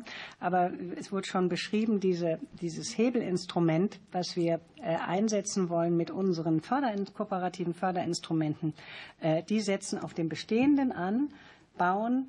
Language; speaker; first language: German; native; German